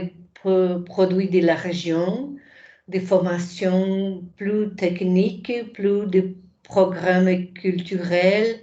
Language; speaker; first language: French; non-native, fluent; Portuguese